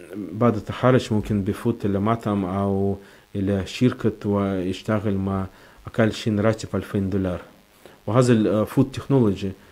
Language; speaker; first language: Arabic; non-native, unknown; Russian